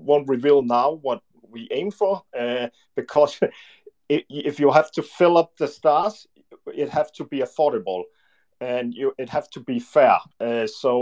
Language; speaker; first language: English; non-native, fluent; Danish